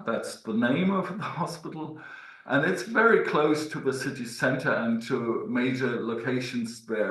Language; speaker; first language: English; non-native, fluent; German